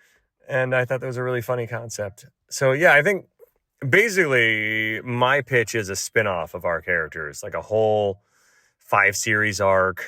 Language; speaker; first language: English; native; English